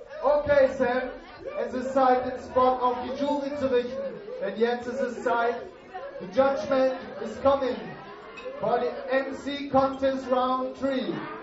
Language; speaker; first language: German; native; German